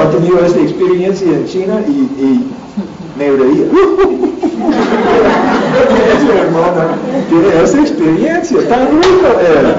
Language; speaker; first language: Spanish; non-native, learner; English